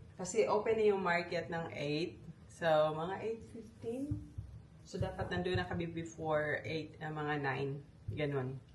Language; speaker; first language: Filipino; non-native, local second language; Cebuano